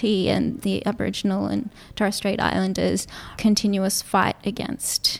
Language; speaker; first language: English; non-native, local second language; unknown